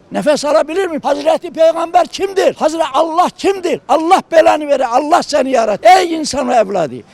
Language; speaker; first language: Turkish; native; Turkish